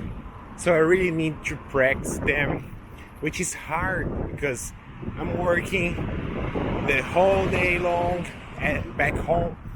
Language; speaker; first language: English; non-native, local second language; Portuguese